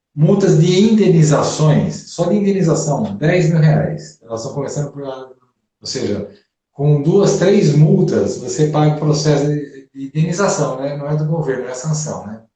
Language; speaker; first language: Portuguese; native; Portuguese